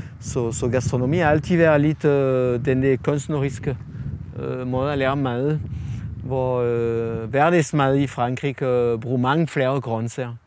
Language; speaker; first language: Danish; non-native, fluent; French